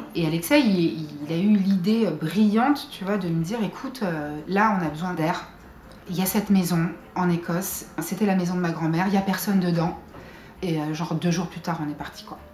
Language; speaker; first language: French; native; French